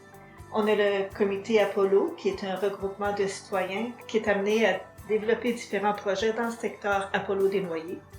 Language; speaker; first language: French; native; French